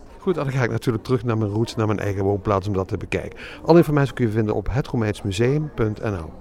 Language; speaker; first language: Dutch; native; Dutch